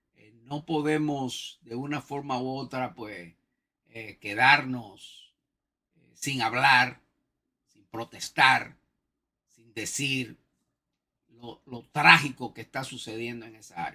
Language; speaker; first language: Spanish; native; Spanish